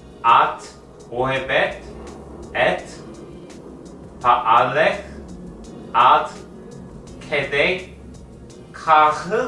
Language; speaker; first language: Hebrew; non-native, learner; Korean